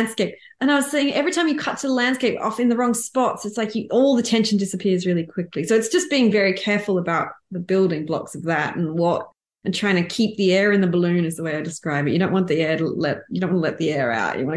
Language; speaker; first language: English; native; English